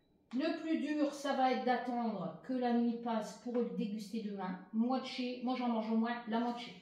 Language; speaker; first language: French; native; French